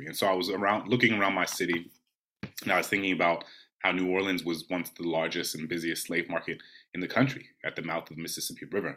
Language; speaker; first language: English; native; English